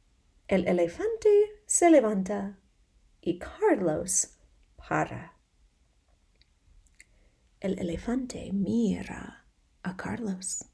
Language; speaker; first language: Spanish; non-native, fluent; English